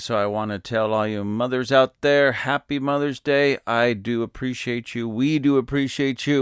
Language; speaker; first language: English; native; English